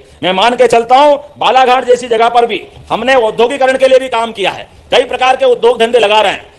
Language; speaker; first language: Hindi; native; Hindi